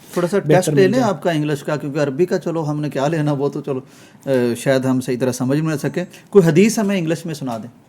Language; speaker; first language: Urdu; native; Urdu